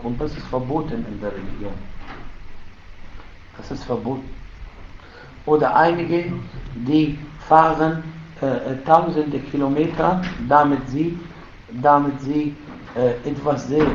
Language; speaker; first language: German; non-native, fluent; Arabic